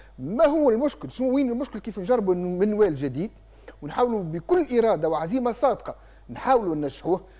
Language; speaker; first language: Arabic; native; Arabic